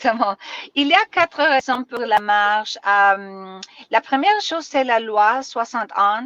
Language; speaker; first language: French; non-native, learner; Spanish